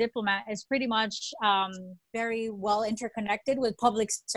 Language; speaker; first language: English; early bilingual, other home language; Spanish